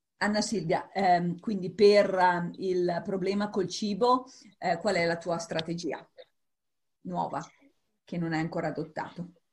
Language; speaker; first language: Italian; early bilingual, heritage; English